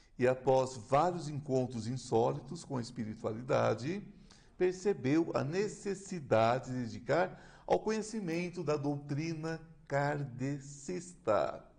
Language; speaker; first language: Portuguese; native; Portuguese